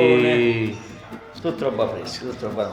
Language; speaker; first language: Italian; native; Italian